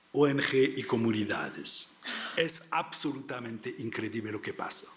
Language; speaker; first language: Spanish; non-native, learner; French